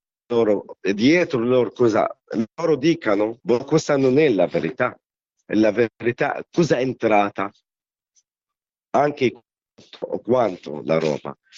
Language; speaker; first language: Italian; non-native, learner; Arabic